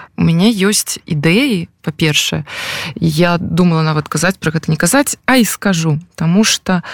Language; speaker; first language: Belarusian; non-native, local second language; Russian